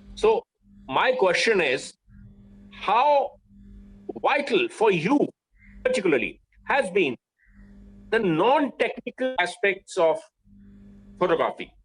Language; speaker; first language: English; non-native, local second language; Hindi